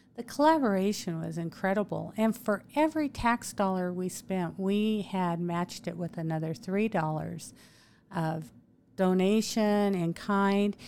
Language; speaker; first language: English; native; English